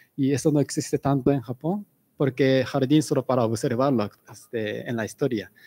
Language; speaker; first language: Spanish; non-native, fluent; Japanese